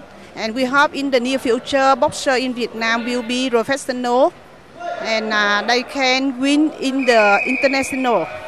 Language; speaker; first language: English; non-native, learner; Vietnamese